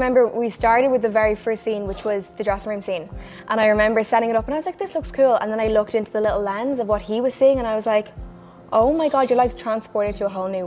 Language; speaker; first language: English; native; English